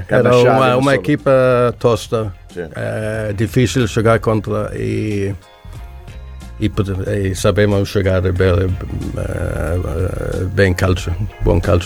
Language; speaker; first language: Italian; non-native, learner; Swedish